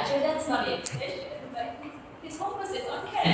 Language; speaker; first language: English; non-native, fluent; Indonesian